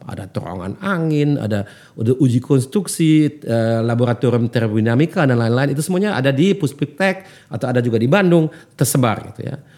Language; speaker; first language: Indonesian; early bilingual, heritage; German